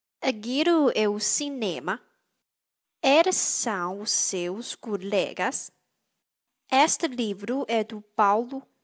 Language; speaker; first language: Portuguese; non-native, fluent; Chinese